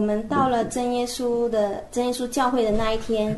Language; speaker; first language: Chinese; native; Chinese